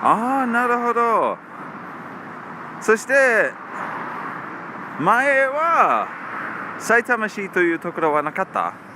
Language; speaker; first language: Japanese; non-native, learner; English